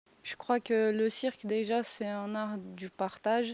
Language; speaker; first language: French; non-native, fluent; Portuguese